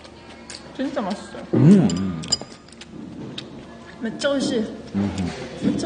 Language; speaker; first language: Korean; non-native, learner; Japanese